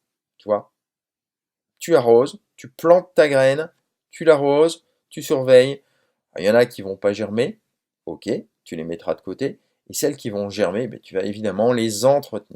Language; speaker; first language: French; native; French